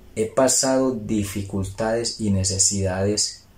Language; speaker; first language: Spanish; native; Spanish